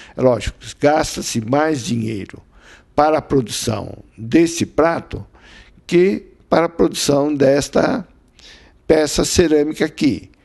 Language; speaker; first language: Portuguese; native; Portuguese